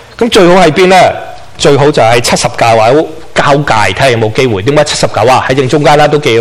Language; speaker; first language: Chinese; non-native, local second language; Cantonese